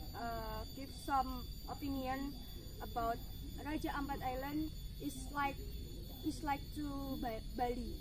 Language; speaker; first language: English; non-native, learner; Indonesian